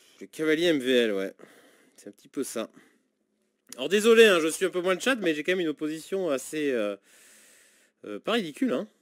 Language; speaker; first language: French; native; French